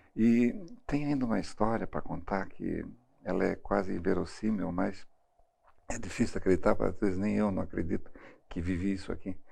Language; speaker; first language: Portuguese; early bilingual, other home language; German